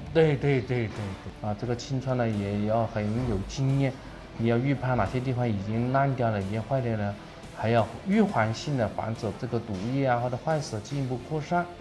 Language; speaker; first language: Chinese; native; Chinese